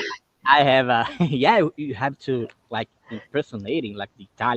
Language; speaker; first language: English; non-native, fluent; Portuguese